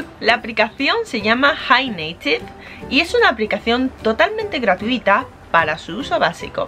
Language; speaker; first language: Spanish; non-native, fluent; Japanese